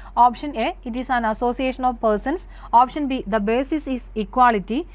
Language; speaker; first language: English; non-native, local second language; Malayalam